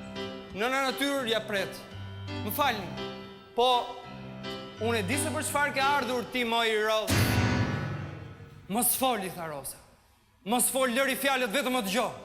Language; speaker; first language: Albanian; native; Albanian